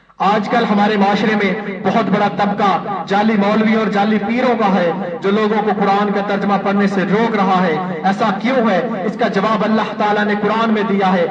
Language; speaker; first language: Urdu; non-native, local second language; Punjabi